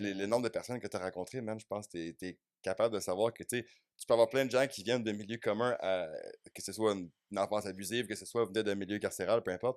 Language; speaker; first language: French; native; French